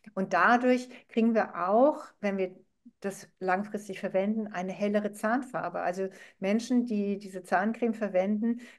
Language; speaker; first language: German; non-native, fluent; Arabic